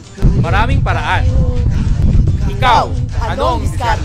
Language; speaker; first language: Filipino; native; Filipino